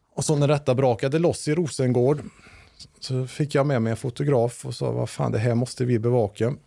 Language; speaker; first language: Swedish; native; Swedish